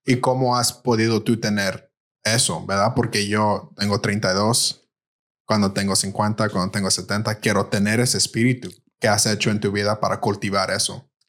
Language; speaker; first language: Spanish; early bilingual, heritage; Spanish